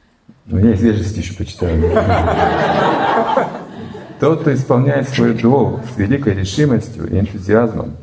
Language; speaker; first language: Russian; native; Russian